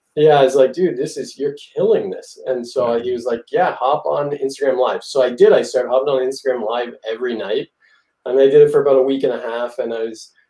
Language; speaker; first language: English; native; English